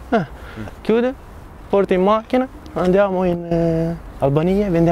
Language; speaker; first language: Italian; non-native, learner; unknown